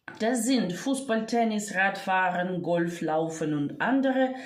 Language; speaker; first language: German; non-native, fluent; Ukrainian